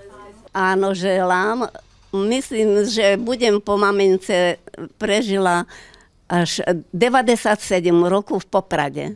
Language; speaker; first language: Slovak; early bilingual, heritage; Slovak